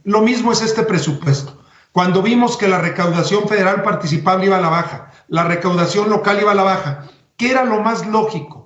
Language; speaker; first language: Spanish; native; Spanish